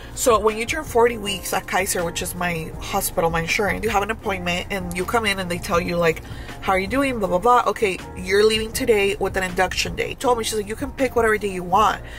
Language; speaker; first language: English; early bilingual, other home language; Spanish